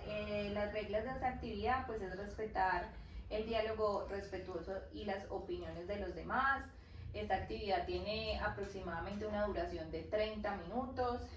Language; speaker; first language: Spanish; native; Spanish